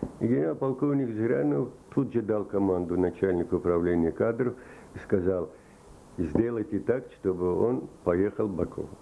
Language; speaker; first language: Russian; non-native, local second language; Azerbaijani